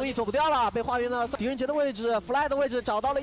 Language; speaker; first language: Chinese; native; Chinese